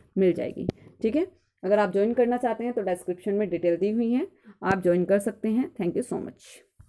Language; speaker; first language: Hindi; native; Hindi